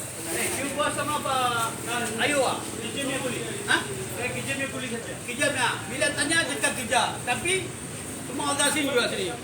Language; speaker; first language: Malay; non-native, learner; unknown